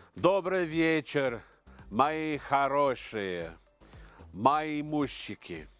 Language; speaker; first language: Russian; non-native, learner; English